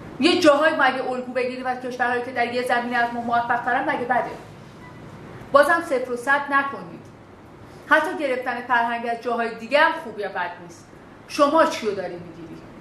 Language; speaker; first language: Persian; non-native, local second language; Southern Kurdish